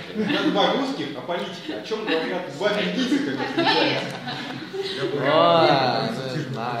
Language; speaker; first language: Russian; native; Russian